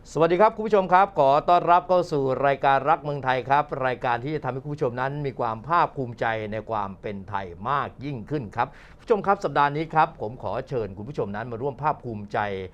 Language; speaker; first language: Thai; native; Thai